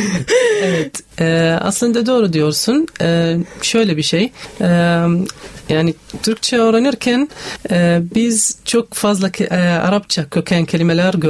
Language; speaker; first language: Turkish; non-native, local second language; Arabic